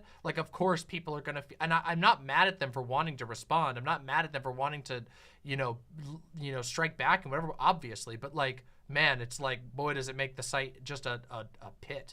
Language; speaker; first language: English; native; English